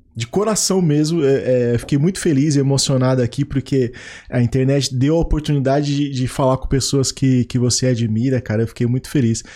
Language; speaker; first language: Portuguese; native; Portuguese